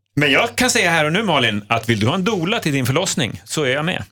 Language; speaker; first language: Swedish; native; Swedish